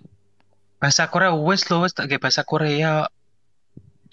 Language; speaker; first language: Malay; non-native, local second language; Javanese